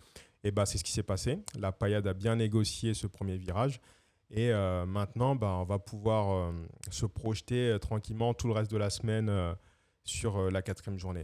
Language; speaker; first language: French; native; French